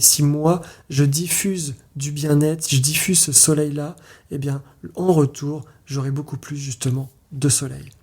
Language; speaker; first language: French; native; French